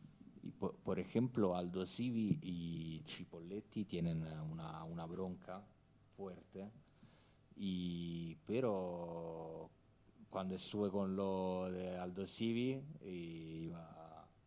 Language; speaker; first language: Spanish; non-native, fluent; Italian